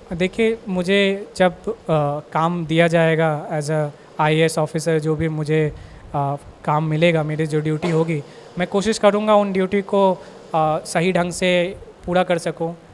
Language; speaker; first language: Hindi; native; Hindi